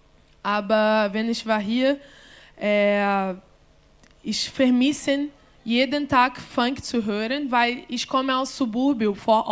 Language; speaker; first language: German; non-native, learner; Portuguese